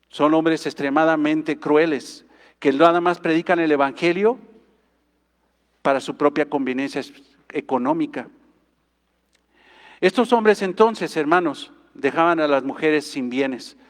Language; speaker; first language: Spanish; native; Spanish